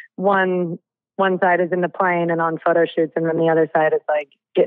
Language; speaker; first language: English; native; English